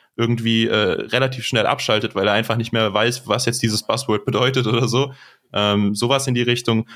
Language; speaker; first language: German; native; German